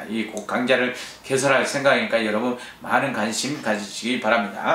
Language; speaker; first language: Korean; native; Korean